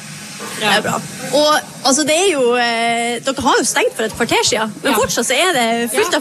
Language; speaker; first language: Norwegian; native; Norwegian